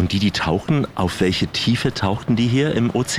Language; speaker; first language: German; native; German